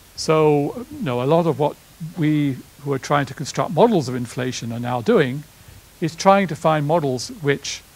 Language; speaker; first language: English; native; English